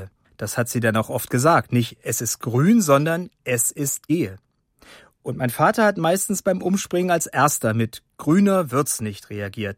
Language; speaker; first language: German; native; German